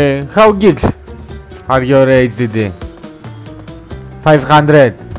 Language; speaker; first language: English; non-native, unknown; Greek